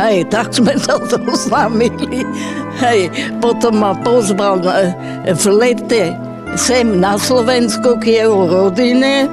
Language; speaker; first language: Slovak; non-native, fluent; German